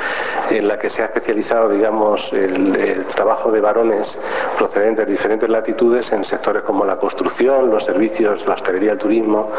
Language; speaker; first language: Spanish; native; Spanish